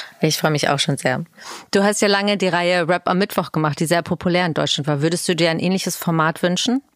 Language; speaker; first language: German; native; German